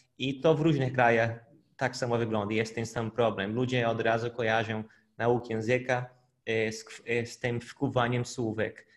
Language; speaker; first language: Polish; non-native, fluent; Portuguese